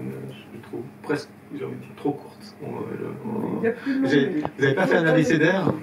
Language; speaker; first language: French; native; French